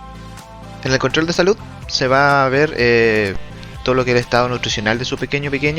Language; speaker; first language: Spanish; native; Spanish